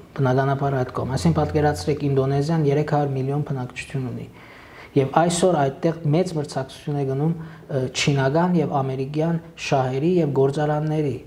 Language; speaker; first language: Armenian; early bilingual, heritage; Armenian